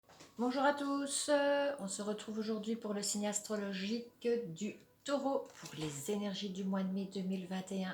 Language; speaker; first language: French; native; French